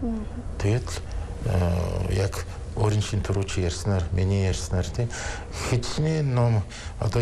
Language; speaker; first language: Mongolian; non-native, fluent; Russian